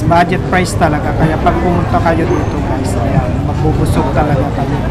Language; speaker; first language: Filipino; native; Filipino